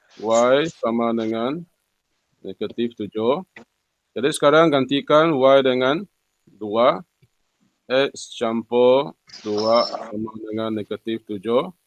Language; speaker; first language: Malay; non-native, local second language; Chinese